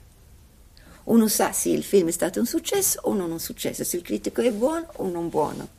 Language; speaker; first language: Italian; non-native, fluent; English